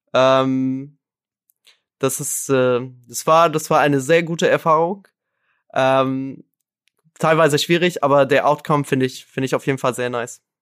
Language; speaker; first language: German; non-native, fluent; Arabic